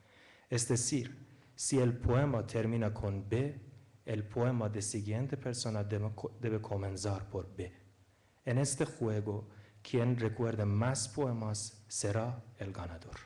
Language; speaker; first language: Spanish; non-native, fluent; Persian